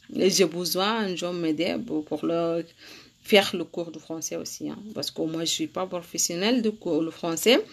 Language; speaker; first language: French; non-native, learner; Arabic